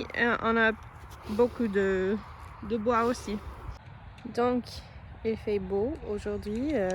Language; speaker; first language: French; non-native, learner; English